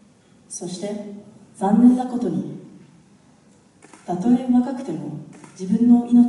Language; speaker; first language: Japanese; non-native, fluent; English